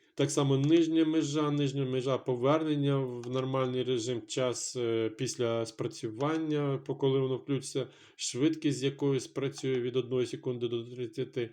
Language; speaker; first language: Ukrainian; non-native, local second language; Russian